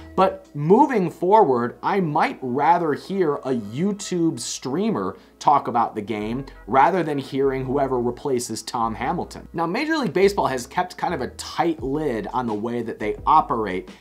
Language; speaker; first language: English; native; English